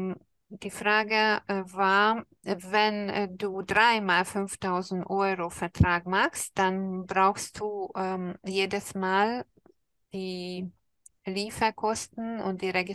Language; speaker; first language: German; non-native, fluent; Hungarian